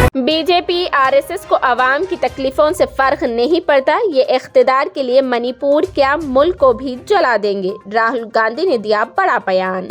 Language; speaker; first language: Urdu; native; Urdu